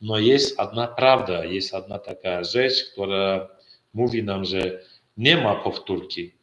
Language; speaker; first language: Polish; non-native, learner; Turkmen